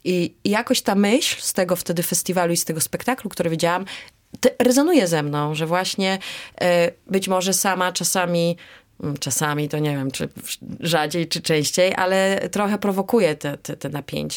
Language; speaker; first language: Polish; early bilingual, heritage; Polish